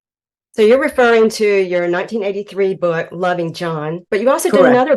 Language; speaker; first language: English; native; English